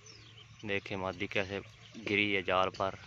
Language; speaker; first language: Hindi; non-native, local second language; Punjabi